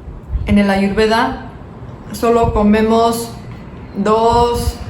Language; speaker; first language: Spanish; non-native, fluent; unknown